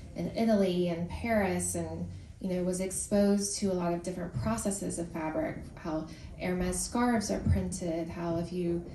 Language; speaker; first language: English; native; English